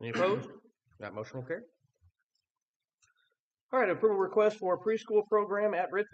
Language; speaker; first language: English; native; English